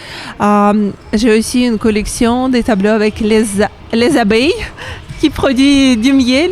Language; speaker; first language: French; non-native, learner; Ukrainian